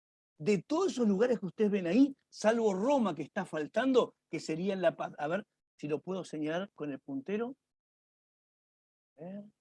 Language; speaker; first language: Spanish; native; Spanish